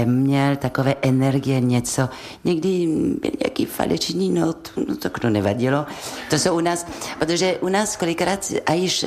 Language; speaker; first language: Czech; non-native, fluent; French